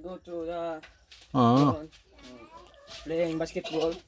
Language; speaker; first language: English; non-native, learner; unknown